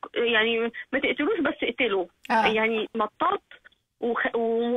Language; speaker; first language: Arabic; native; Arabic